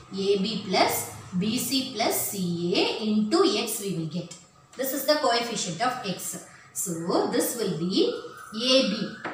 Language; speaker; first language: English; non-native, local second language; Tamil